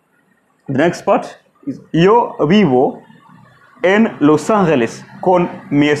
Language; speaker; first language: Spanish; non-native, fluent; Swahili